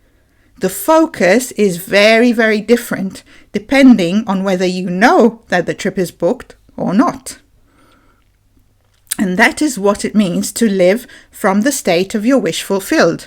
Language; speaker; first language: English; native; English